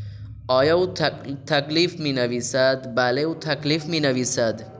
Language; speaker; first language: Persian; non-native, fluent; Urdu